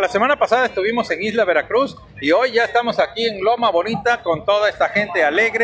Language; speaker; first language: Spanish; native; Spanish